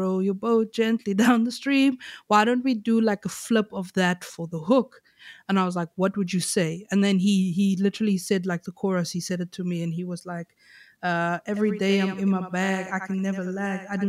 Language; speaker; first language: English; native; English